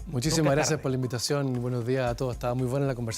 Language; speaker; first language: Spanish; native; Spanish